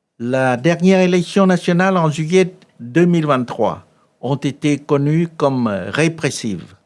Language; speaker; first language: French; non-native, fluent; Khmer